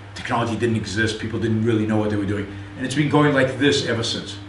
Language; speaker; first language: English; non-native, fluent; Hebrew